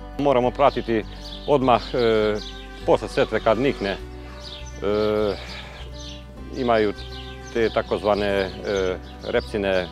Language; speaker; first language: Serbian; non-native, local second language; Hungarian